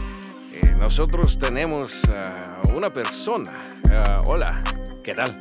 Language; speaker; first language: Spanish; non-native, learner; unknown